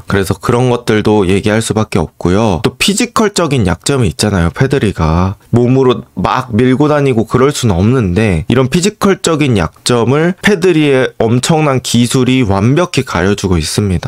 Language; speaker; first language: Korean; native; Korean